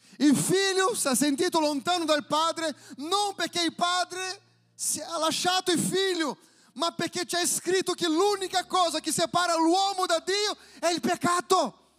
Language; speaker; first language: Italian; non-native, fluent; Portuguese